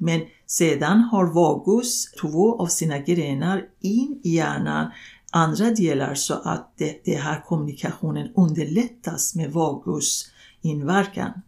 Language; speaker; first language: Swedish; non-native, fluent; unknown